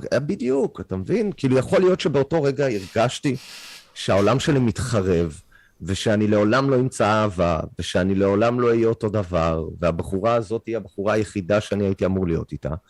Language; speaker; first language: Hebrew; non-native, fluent; English